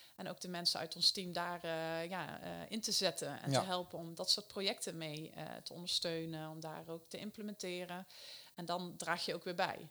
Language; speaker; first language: Dutch; native; Dutch